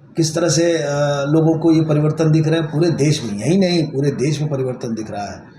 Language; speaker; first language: Hindi; native; Hindi